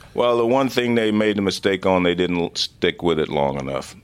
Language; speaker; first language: English; native; English